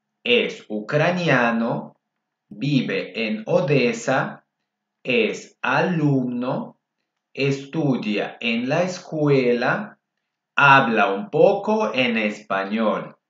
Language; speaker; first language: Spanish; non-native, fluent; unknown